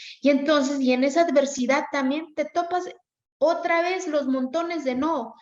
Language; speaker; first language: Spanish; non-native, local second language; Zapotec